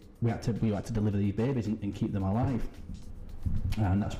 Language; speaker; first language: English; native; English